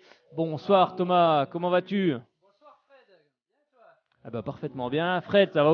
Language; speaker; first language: French; native; French